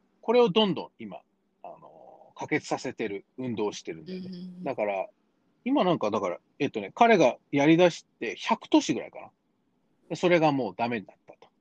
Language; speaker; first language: Japanese; early bilingual, heritage; Japanese